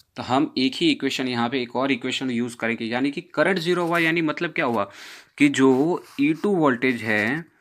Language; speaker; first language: Hindi; non-native, local second language; Gujarati